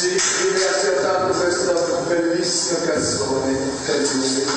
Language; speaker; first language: Italian; non-native, fluent; Korean